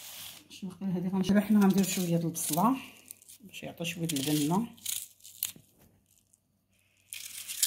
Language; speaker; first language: Arabic; native; Arabic